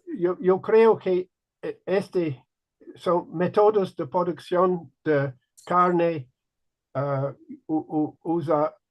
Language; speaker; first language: Spanish; non-native, learner; English